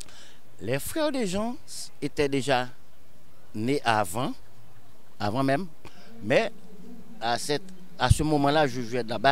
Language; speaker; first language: French; non-native, local second language; Haitian Creole